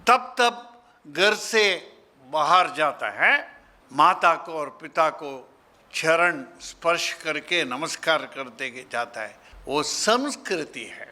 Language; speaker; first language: Hindi; non-native, local second language; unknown